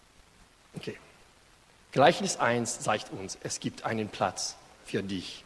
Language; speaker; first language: German; non-native, fluent; English